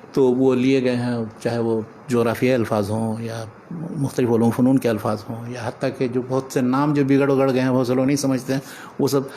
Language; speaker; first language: Urdu; native; Urdu